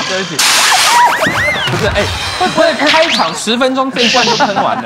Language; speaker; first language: Chinese; native; Chinese